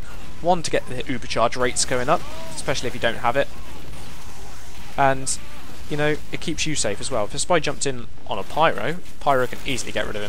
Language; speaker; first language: English; native; English